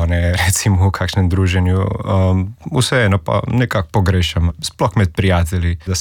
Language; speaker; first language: Slovenian; non-native, fluent; Spanish